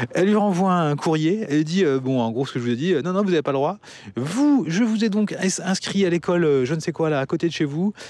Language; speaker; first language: French; native; French